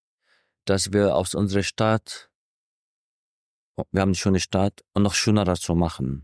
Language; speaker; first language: German; non-native, fluent; Arabic